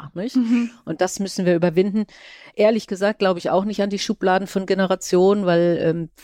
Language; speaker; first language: German; native; German